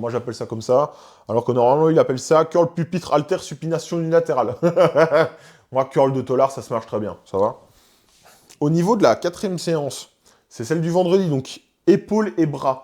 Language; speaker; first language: French; native; French